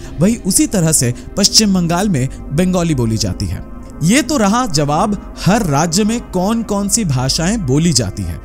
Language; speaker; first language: Hindi; non-native, local second language; Bangla